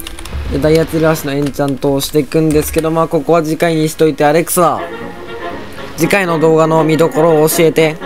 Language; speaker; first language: Japanese; native; Japanese